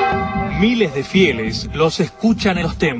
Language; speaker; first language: Spanish; native; Spanish